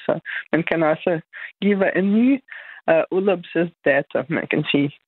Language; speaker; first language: Danish; non-native, fluent; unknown